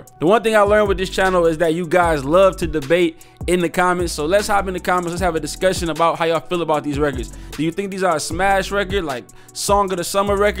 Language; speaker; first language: English; native; English